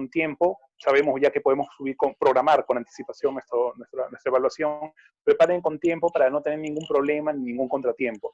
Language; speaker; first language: Spanish; native; Spanish